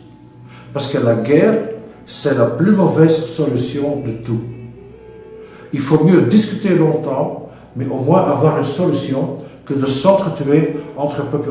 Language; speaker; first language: French; non-native, local second language; Dutch